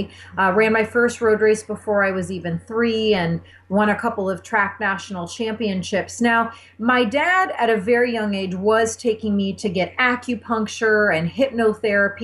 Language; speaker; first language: English; native; English